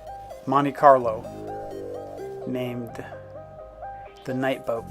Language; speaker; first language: English; native; English